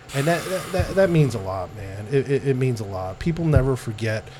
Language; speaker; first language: English; native; English